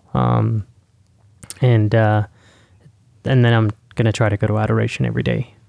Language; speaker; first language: English; non-native, fluent; Spanish